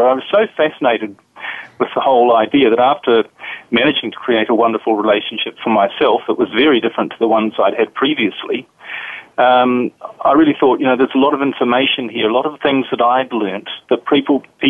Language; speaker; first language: English; native; English